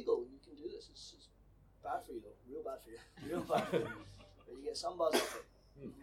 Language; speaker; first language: English; native; English